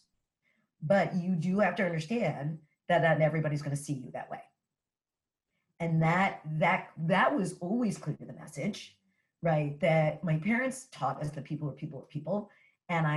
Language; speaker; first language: English; native; English